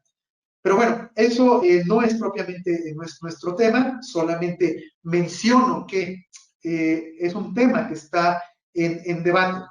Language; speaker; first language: Spanish; native; Spanish